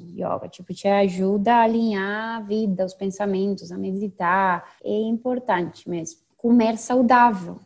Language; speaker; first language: Portuguese; non-native, fluent; Spanish